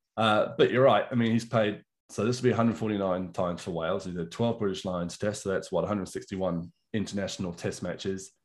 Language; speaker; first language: English; native; English